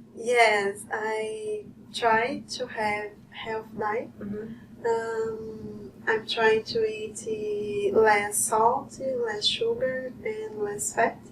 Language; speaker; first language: English; non-native, learner; Portuguese